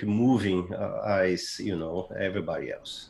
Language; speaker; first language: English; non-native, fluent; Portuguese